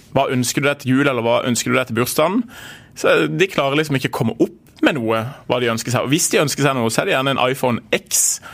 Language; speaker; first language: Norwegian; native; Norwegian